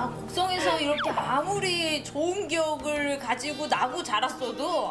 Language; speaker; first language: Korean; native; Korean